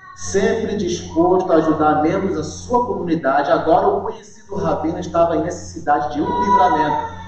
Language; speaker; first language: Portuguese; early bilingual, heritage; Portuguese